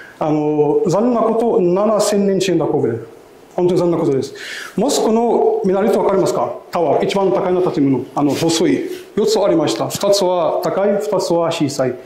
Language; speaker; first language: Japanese; non-native, learner; Arabic